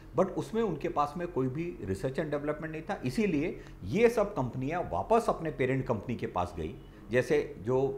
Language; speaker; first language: Hindi; non-native, local second language; Marathi